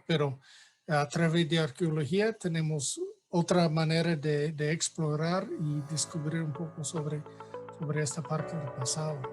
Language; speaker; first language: Spanish; non-native, fluent; English